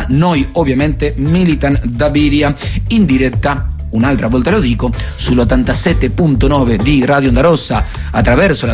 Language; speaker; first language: Italian; native; Italian